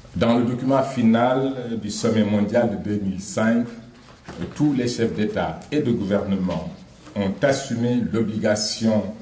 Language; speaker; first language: French; non-native, local second language; Wolof